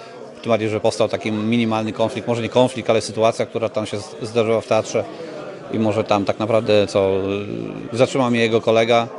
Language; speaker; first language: Polish; native; Polish